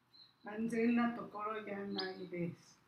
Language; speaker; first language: Japanese; non-native, learner; Spanish